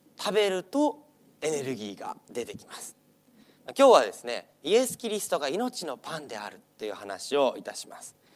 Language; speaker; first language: Japanese; non-native, fluent; English